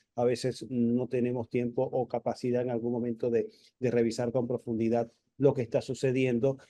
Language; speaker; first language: Spanish; native; Spanish